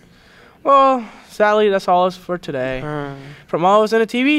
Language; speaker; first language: English; native; English